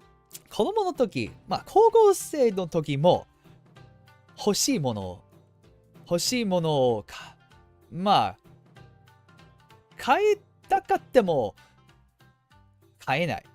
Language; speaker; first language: Japanese; non-native, fluent; English